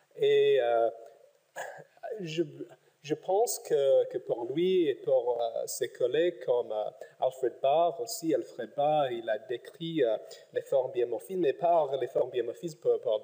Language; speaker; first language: French; non-native, fluent; English